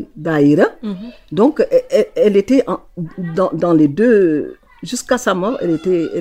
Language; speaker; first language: French; non-native, local second language; Wolof